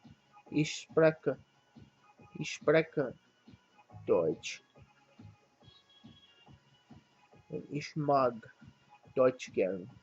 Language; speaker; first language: German; non-native, learner; English